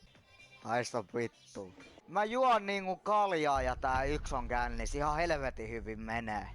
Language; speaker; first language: Finnish; native; Finnish